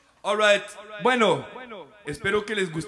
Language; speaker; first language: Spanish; non-native, fluent; French